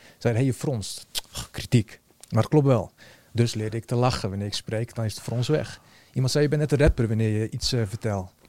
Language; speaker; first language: Dutch; early bilingual, other home language; Bosnian